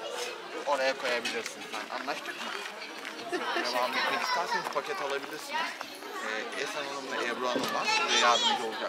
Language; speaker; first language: Turkish; native; Turkish